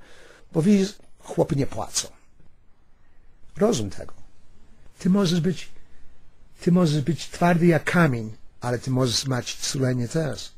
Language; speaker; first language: Polish; early bilingual, heritage; Polish